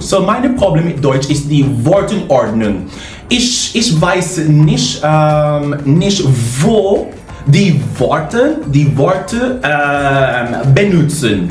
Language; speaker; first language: German; non-native, learner; English